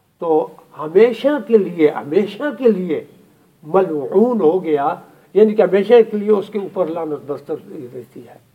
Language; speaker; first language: Urdu; non-native, local second language; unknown